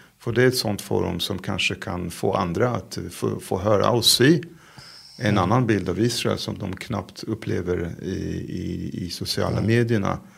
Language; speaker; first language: Swedish; non-native, fluent; Hebrew